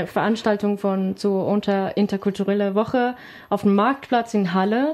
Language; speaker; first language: German; non-native, fluent; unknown